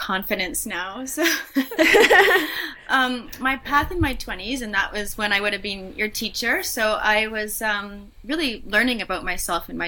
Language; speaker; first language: English; native; English